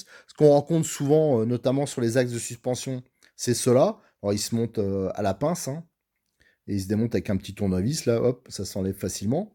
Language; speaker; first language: French; native; French